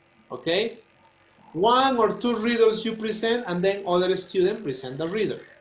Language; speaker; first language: English; non-native, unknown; Spanish